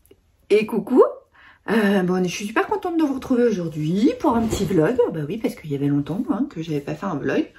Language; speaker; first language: French; native; French